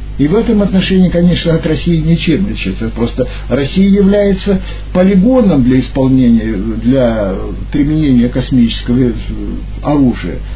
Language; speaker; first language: Russian; native; Russian